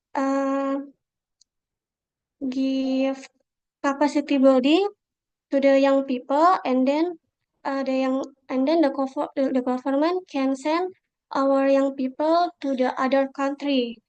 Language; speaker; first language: English; non-native, local second language; Indonesian